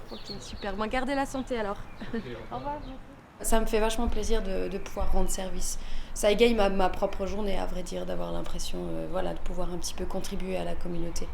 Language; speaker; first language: French; native; French